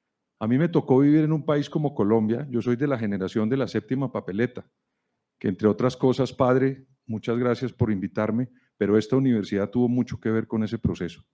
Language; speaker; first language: Spanish; native; Spanish